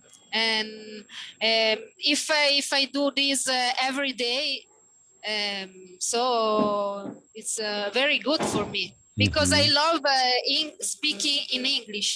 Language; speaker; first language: English; non-native, learner; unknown